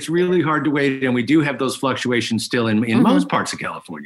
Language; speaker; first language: English; native; English